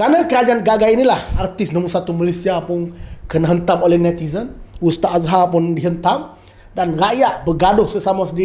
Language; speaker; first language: Malay; native; Malay